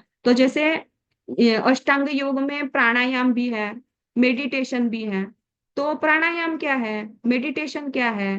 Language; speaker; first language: Hindi; native; Hindi